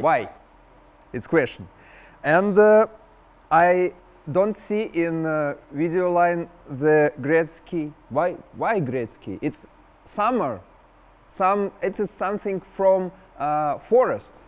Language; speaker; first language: English; non-native, learner; Russian